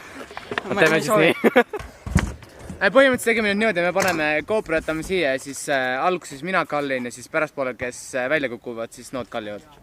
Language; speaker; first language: Estonian; native; Estonian